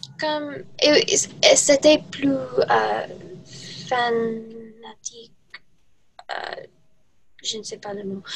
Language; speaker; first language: French; non-native, learner; English